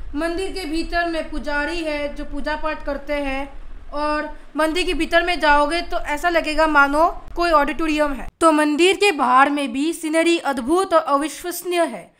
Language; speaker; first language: Hindi; non-native, local second language; Assamese